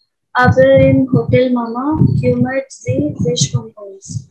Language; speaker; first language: German; non-native, learner; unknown